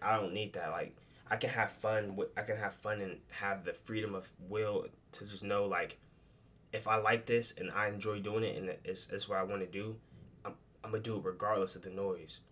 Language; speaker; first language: English; native; English